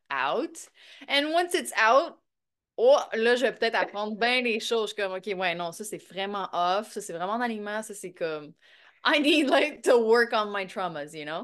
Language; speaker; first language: French; native; French